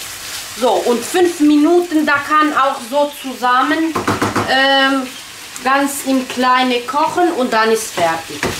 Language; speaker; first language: German; non-native, local second language; Kurdish